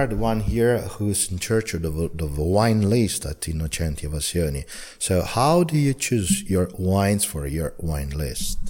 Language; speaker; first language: English; non-native, fluent; Italian